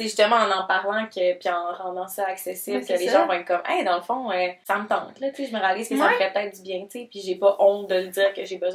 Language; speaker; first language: French; native; French